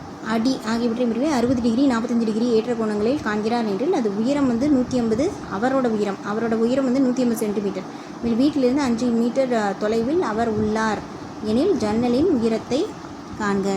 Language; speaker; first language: Tamil; native; Tamil